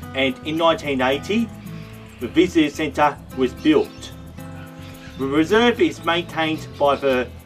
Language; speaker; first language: English; native; English